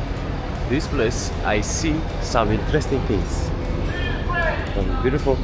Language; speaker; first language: English; non-native, learner; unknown